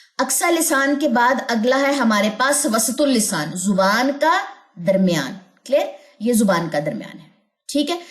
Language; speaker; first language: Urdu; native; Urdu